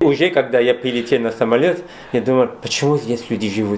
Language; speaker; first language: Russian; non-native, learner; French